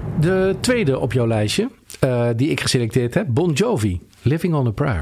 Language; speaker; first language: Dutch; native; Dutch